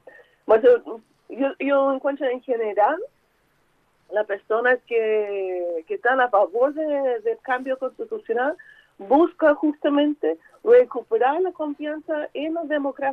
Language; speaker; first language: Spanish; non-native, fluent; English